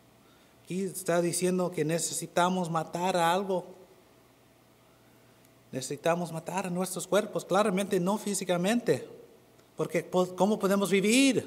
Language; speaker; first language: Spanish; non-native, fluent; English